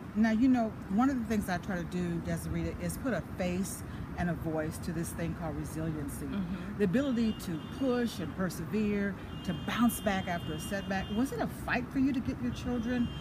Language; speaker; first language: English; native; English